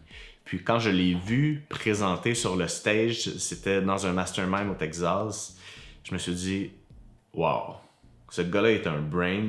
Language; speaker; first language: French; native; French